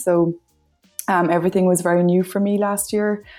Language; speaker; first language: English; native; English